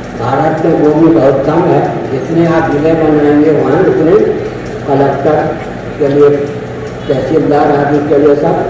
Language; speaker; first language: Hindi; non-native, local second language; Maithili